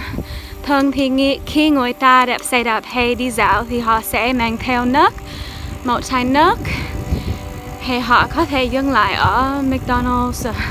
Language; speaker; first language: Vietnamese; non-native, fluent; English